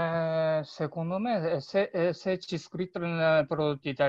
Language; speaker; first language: Italian; non-native, learner; Japanese